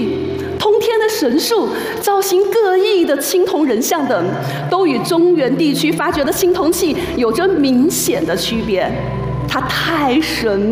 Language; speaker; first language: Chinese; native; Chinese